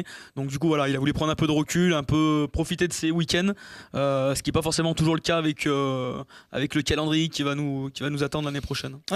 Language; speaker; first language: French; native; French